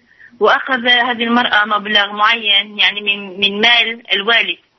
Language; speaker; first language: Arabic; non-native, learner; Malay